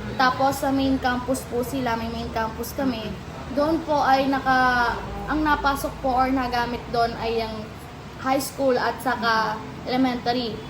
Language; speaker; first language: Filipino; native; Filipino